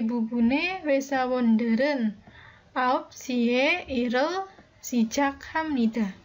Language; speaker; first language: Korean; non-native, fluent; Indonesian